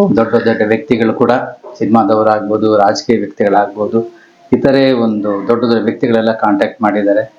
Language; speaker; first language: Kannada; non-native, local second language; Telugu